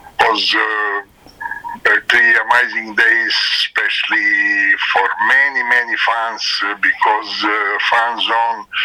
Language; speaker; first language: English; non-native, learner; Serbian